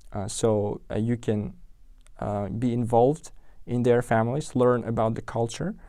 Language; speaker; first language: English; non-native, fluent; Uzbek